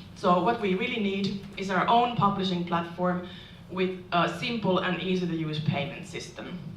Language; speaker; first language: English; non-native, fluent; Finnish